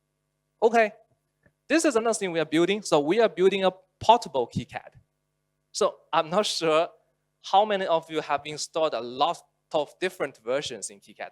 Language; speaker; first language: English; non-native, local second language; Chinese